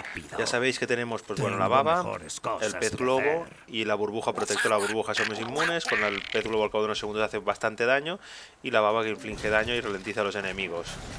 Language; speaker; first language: Spanish; native; Spanish